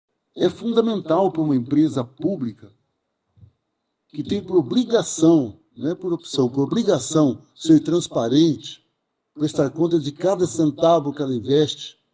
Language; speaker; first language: Portuguese; native; Portuguese